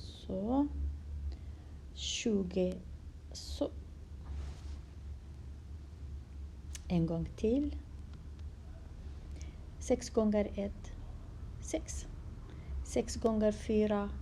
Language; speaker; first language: Swedish; non-native, fluent; Kurdish